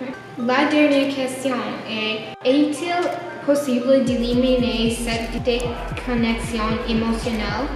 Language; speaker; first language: French; non-native, learner; English